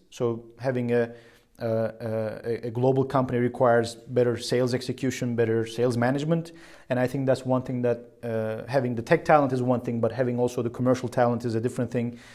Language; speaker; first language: English; non-native, fluent; Turkish